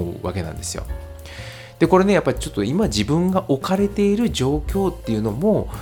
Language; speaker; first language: Japanese; native; Japanese